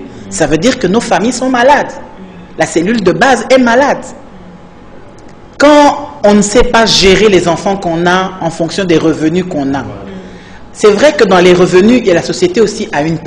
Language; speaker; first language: French; non-native, local second language; Lingala